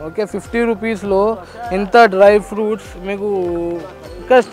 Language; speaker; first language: Telugu; non-native, local second language; Urdu